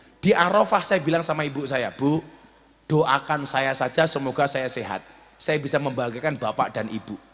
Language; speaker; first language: Indonesian; native; Indonesian